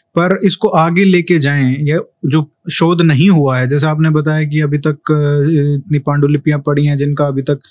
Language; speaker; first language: Hindi; native; Hindi